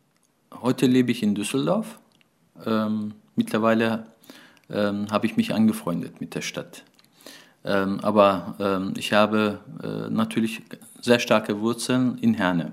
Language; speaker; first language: German; early bilingual, other home language; Turkish